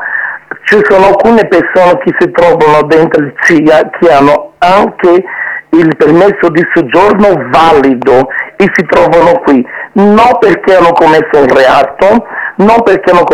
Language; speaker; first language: Italian; non-native, fluent; Portuguese